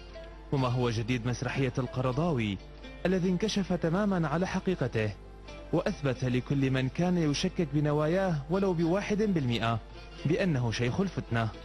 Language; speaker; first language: Arabic; native; Arabic